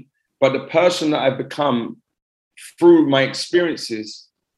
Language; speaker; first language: English; native; English